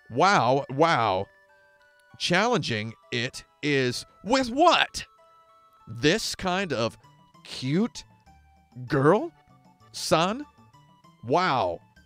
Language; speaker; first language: English; native; English